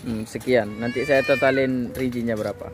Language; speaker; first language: Indonesian; native; Indonesian